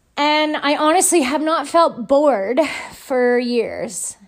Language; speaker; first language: English; native; English